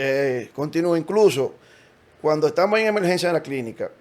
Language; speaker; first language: Spanish; native; Spanish